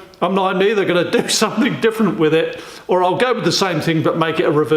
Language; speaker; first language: English; native; English